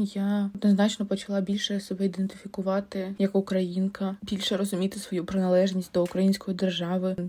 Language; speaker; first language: Ukrainian; non-native, local second language; Russian